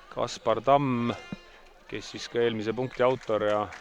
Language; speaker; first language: Estonian; native; Estonian